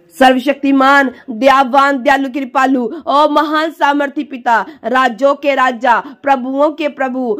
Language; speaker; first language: Hindi; non-native, local second language; Punjabi